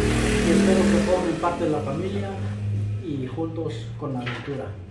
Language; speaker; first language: Spanish; native; Spanish